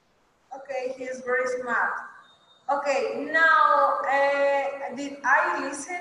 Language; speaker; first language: English; non-native, fluent; Spanish